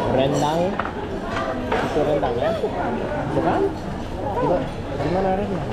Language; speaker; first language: Indonesian; non-native, learner; English